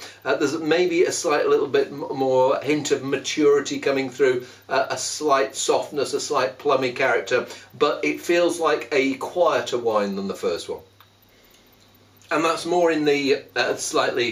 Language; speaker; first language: English; native; English